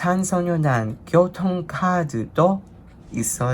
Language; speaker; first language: Korean; non-native, learner; English